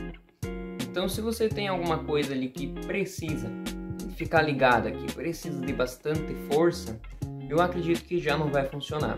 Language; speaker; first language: Portuguese; native; Portuguese